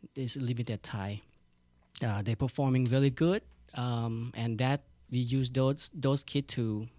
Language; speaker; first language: English; non-native, learner; Thai